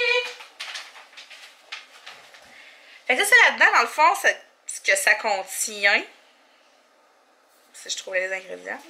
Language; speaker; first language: French; native; French